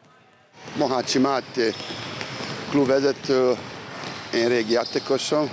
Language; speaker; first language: Hungarian; non-native, learner; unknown